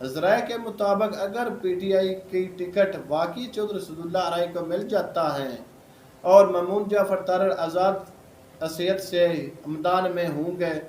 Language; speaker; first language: Urdu; non-native, local second language; Punjabi